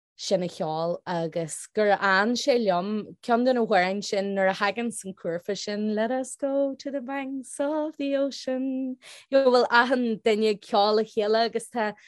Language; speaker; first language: Irish; non-native, local second language; English